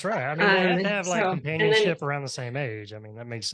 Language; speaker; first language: English; native; English